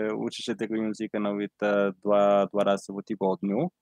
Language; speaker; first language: Polish; non-native, learner; Italian